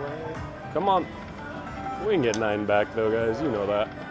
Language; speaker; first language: English; native; English